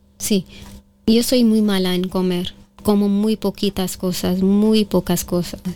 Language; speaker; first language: Spanish; non-native, learner; Urdu